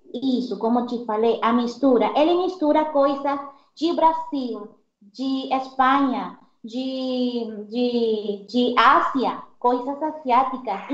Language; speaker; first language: Portuguese; non-native, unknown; Spanish